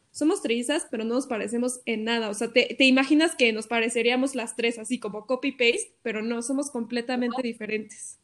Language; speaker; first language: Spanish; non-native, fluent; Norwegian